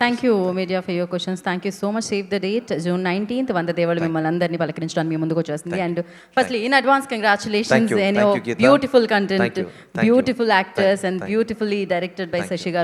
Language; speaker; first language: Telugu; native; Telugu